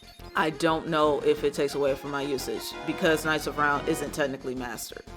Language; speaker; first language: English; native; English